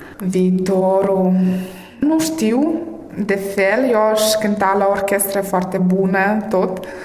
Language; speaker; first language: Romanian; early bilingual, heritage; Romanian